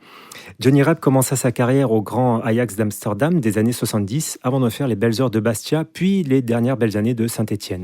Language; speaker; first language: French; native; French